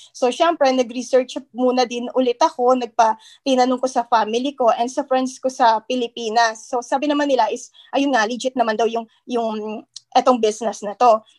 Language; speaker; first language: Filipino; native; Filipino